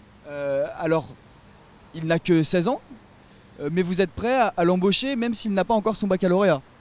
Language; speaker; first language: French; native; French